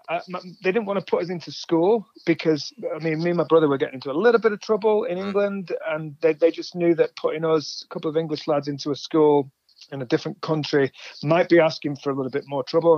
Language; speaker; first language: English; native; English